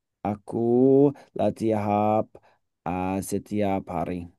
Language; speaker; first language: Indonesian; non-native, learner; English